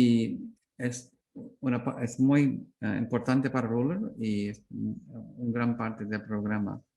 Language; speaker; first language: Spanish; non-native, learner; English